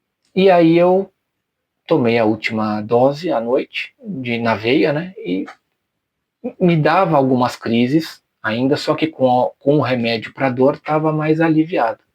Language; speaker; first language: Portuguese; native; Portuguese